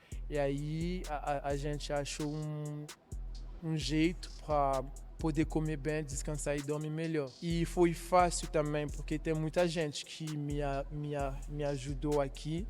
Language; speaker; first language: Portuguese; non-native, learner; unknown